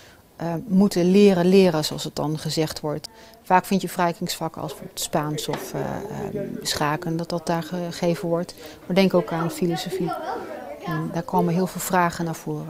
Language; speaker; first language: Dutch; native; Dutch